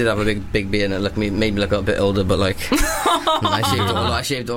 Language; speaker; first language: English; native; English